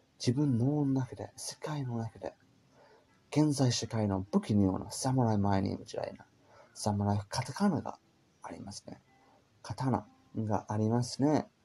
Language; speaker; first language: Japanese; non-native, learner; English